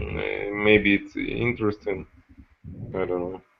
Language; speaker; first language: English; non-native, learner; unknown